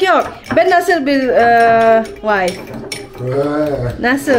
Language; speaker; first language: Turkish; non-native, learner; Indonesian